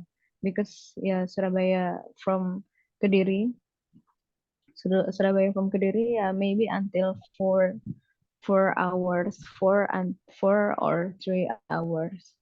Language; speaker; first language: English; non-native, learner; Indonesian